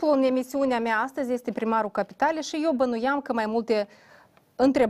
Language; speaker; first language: Romanian; native; Romanian